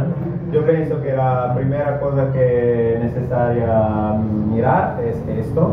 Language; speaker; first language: Spanish; non-native, learner; Italian